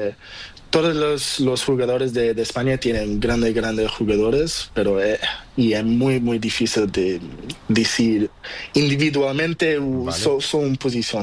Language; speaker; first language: Spanish; non-native, learner; Portuguese